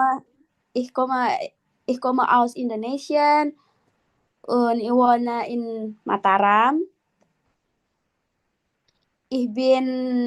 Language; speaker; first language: German; non-native, learner; Indonesian